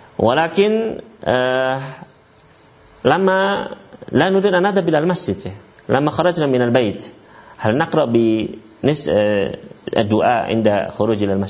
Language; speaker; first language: Arabic; non-native, fluent; Indonesian